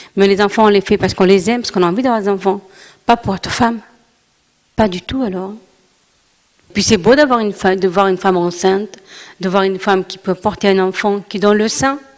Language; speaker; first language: French; non-native, local second language; Arabic